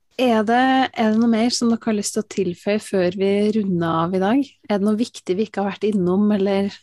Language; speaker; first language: Norwegian; native; Norwegian